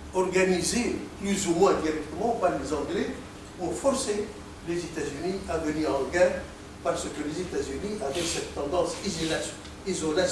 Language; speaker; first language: French; non-native, local second language; Arabic